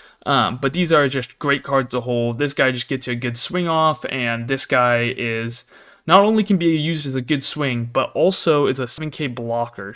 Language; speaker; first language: English; native; English